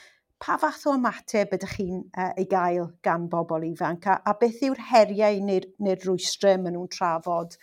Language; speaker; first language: Welsh; non-native, local second language; English